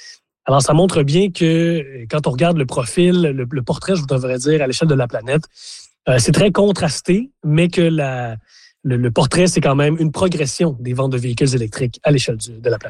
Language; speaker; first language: French; native; French